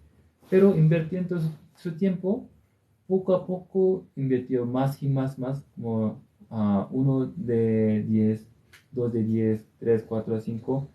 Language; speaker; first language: Spanish; non-native, learner; Korean